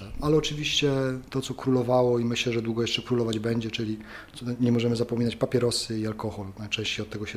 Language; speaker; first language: Polish; native; Polish